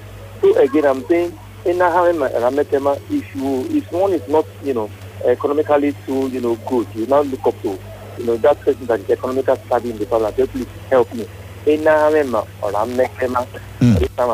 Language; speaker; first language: English; non-native, local second language; Esan